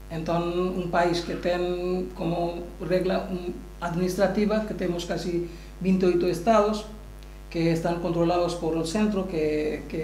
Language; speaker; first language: Galician; non-native, learner; Bangla